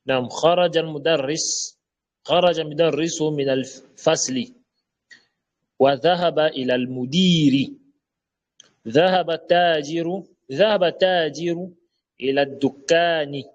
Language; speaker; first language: Arabic; non-native, fluent; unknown